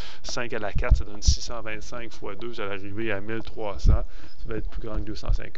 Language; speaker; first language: French; native; French